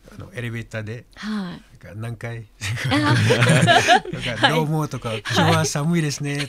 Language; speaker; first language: Japanese; non-native, learner; Malay